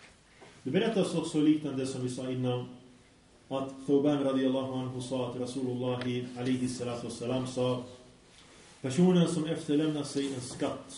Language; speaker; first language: Swedish; early bilingual, other home language; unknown